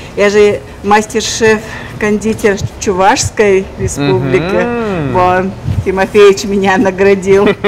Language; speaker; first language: Russian; non-native, local second language; Chechen